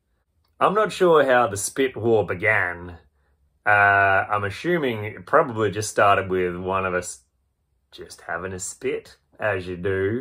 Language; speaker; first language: English; native; English